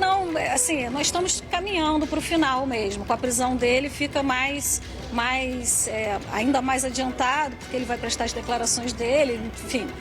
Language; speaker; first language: Portuguese; native; Portuguese